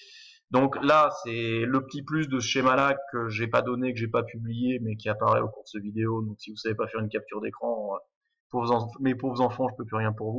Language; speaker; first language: French; native; French